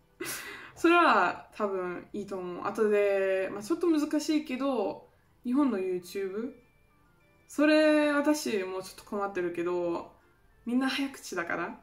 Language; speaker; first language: Japanese; non-native, fluent; German